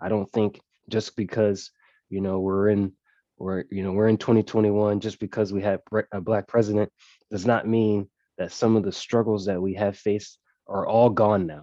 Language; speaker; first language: English; native; English